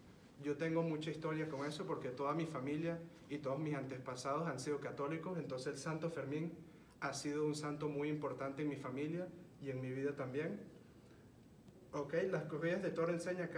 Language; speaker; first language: Spanish; early bilingual, heritage; Spanish